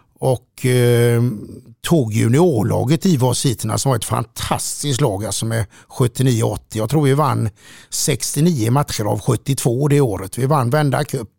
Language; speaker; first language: Swedish; native; Swedish